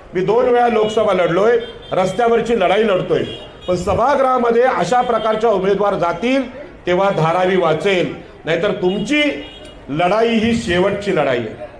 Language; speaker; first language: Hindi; non-native, local second language; Marathi